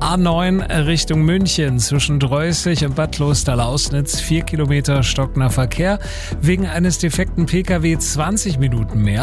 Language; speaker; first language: German; native; German